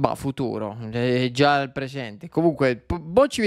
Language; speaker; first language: Italian; native; Italian